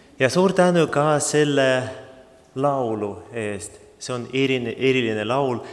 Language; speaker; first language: Estonian; non-native, local second language; Russian